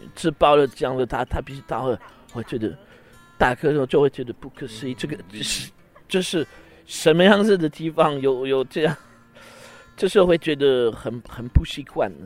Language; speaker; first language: Chinese; non-native, fluent; French